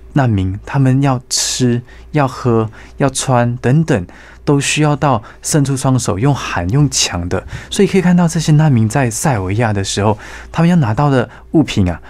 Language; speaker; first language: Chinese; native; Chinese